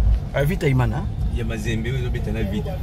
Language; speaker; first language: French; non-native, local second language; Lingala